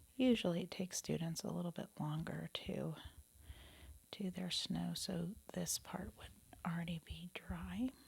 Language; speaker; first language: English; native; English